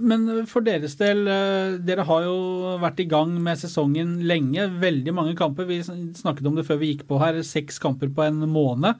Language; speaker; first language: Norwegian; native; Norwegian